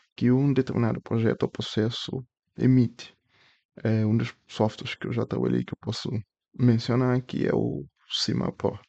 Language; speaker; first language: Portuguese; non-native, local second language; Kabuverdianu